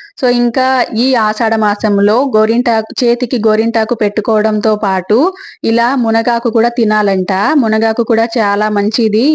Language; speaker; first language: Telugu; native; Telugu